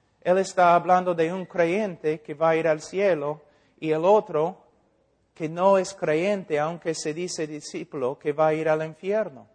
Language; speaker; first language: Spanish; non-native, fluent; English